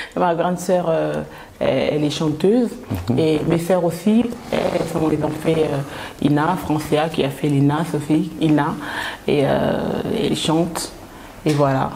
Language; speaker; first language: French; non-native, local second language; Lingala